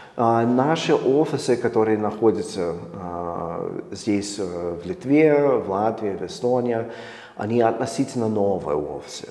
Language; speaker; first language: Russian; non-native, fluent; English